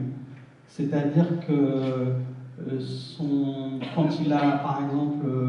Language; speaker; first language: French; early bilingual, other home language; Arabic